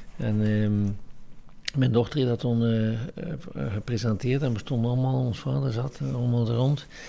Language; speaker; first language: Dutch; native; Dutch